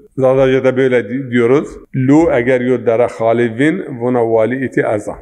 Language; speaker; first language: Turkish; non-native, local second language; Zaza